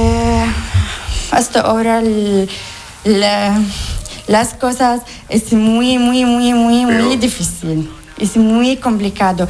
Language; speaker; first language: Spanish; non-native, learner; Arabic